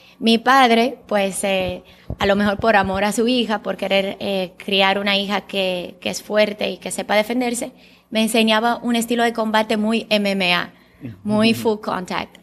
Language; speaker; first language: Spanish; early bilingual, other home language; Bulgarian